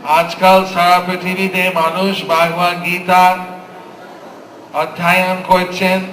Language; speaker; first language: Bangla; non-native, fluent; English